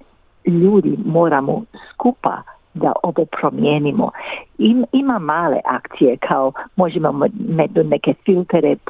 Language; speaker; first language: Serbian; early bilingual, heritage; English